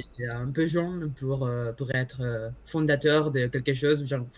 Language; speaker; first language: French; non-native, learner; Spanish